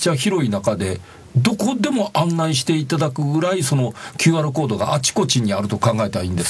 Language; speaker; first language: Japanese; native; Japanese